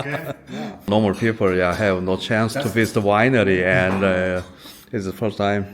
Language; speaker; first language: English; non-native, learner; Korean